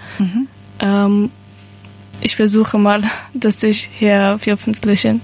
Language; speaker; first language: German; non-native, learner; Persian